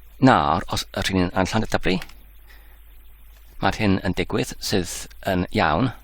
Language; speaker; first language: Welsh; non-native, learner; Dutch